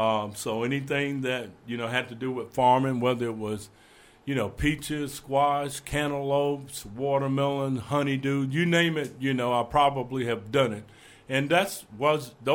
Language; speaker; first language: English; native; English